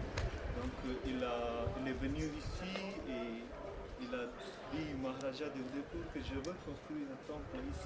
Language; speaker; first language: French; non-native, learner; Hindi